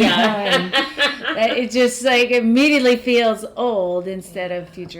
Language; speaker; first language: English; native; English